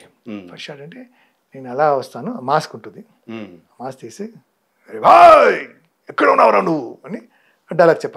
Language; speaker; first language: Telugu; non-native, fluent; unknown